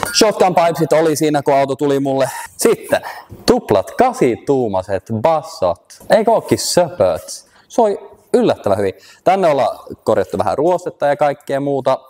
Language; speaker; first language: Finnish; early bilingual, heritage; Finnish